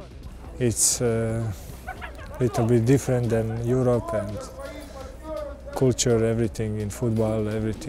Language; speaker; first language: English; non-native, learner; Croatian